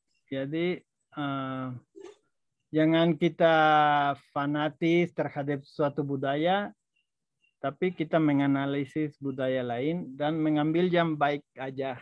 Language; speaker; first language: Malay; non-native, fluent; Spanish